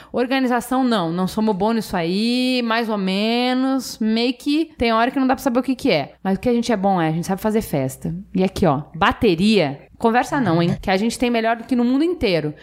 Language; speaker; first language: Portuguese; native; Portuguese